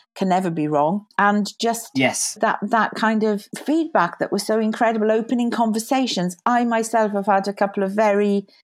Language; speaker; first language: English; native; English